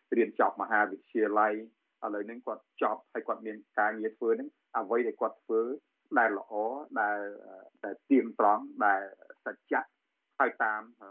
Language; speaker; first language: Khmer; native; Khmer